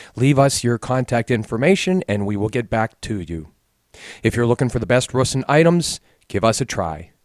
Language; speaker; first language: English; native; English